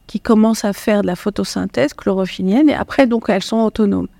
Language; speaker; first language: French; non-native, local second language; Arabic